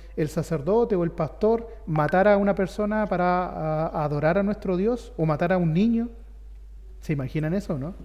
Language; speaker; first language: Spanish; native; Spanish